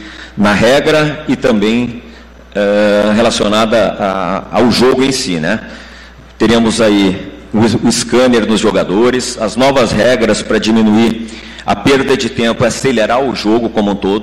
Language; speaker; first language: Portuguese; native; Portuguese